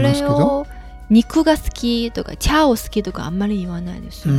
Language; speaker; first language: Japanese; non-native, fluent; Chinese